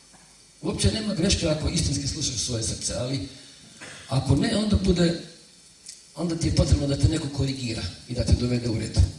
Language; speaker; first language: Croatian; native; Croatian